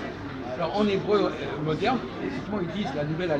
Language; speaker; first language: French; native; French